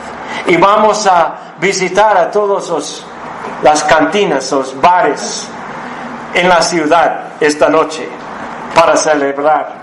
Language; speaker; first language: Spanish; non-native, fluent; English